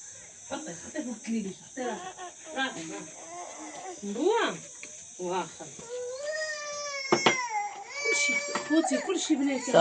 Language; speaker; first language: Arabic; native; Arabic